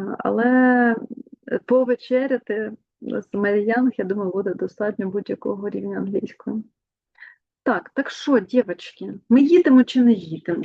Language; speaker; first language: Ukrainian; non-native, local second language; Russian